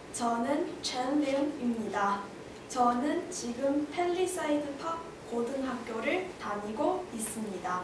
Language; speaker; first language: Korean; non-native, learner; Chinese